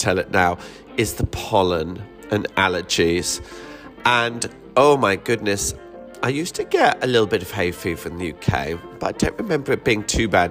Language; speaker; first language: English; native; English